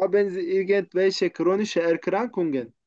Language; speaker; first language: German; non-native, learner; Turkish